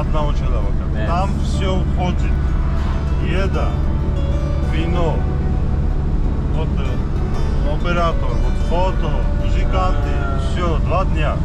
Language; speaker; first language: Russian; non-native, fluent; Georgian